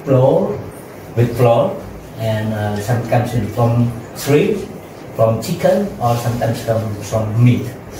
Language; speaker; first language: English; non-native, learner; Indonesian